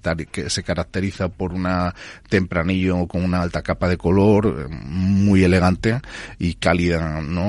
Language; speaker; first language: Spanish; native; Spanish